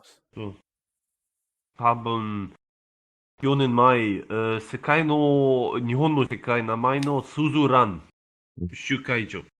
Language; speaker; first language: Japanese; non-native, learner; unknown